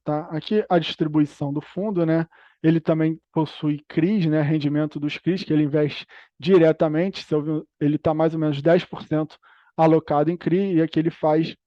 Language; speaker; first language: Portuguese; native; Portuguese